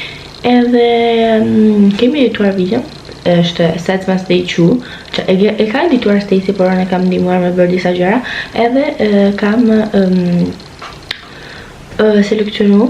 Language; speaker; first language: Albanian; early bilingual, heritage; Albanian